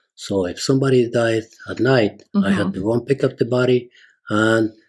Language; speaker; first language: English; non-native, fluent; Spanish